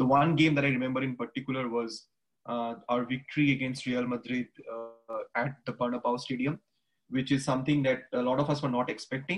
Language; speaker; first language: English; non-native, local second language; Bangla